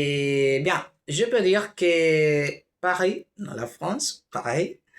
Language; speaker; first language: French; non-native, learner; Spanish